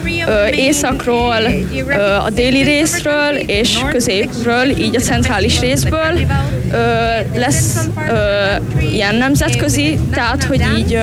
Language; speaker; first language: Hungarian; non-native, fluent; Spanish